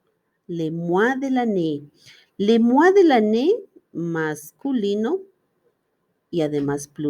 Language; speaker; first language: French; non-native, fluent; Spanish